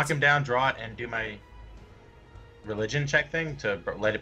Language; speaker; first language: English; native; English